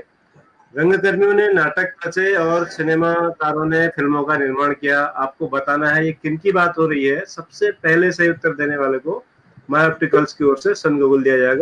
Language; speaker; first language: Hindi; native; Hindi